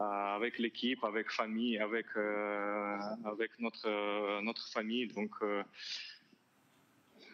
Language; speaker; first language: French; non-native, learner; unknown